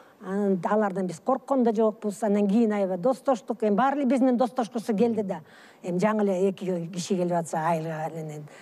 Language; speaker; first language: Kyrgyz; early bilingual, other home language; Russian